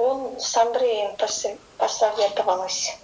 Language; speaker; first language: Russian; non-native, learner; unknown